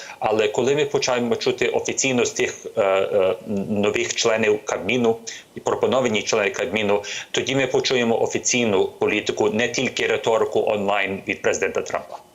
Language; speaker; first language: Ukrainian; early bilingual, heritage; Ukrainian